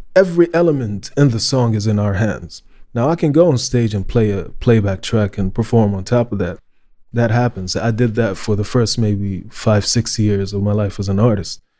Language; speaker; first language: English; non-native, fluent; Arabic